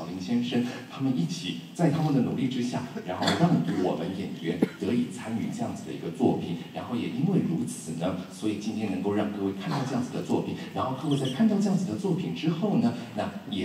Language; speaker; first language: Chinese; native; Chinese